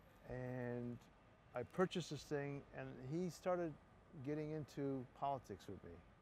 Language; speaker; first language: English; non-native, fluent; Polish